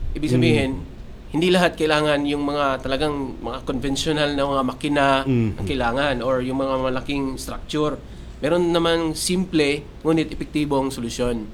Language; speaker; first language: Filipino; non-native, local second language; Cebuano